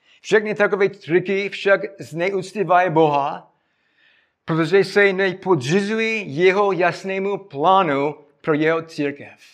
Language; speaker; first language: Czech; non-native, fluent; English